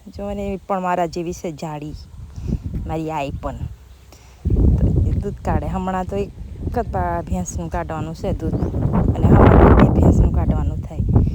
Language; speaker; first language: Gujarati; non-native, local second language; Bhili